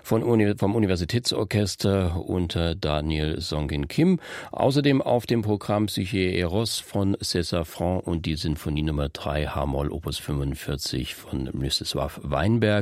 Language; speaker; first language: German; native; German